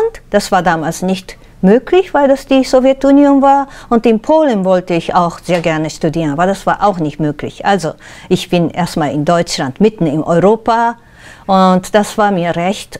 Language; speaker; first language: German; non-native, fluent; Japanese